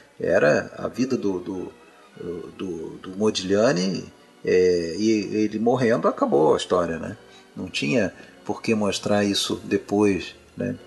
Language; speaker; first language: Portuguese; native; Portuguese